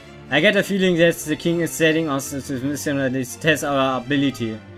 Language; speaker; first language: English; non-native, learner; German